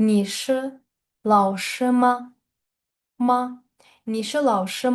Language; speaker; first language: Chinese; non-native, fluent; Uzbek